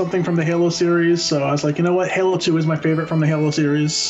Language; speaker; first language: English; native; English